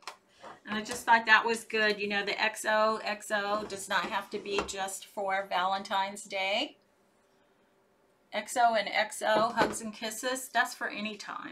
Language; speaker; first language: English; native; English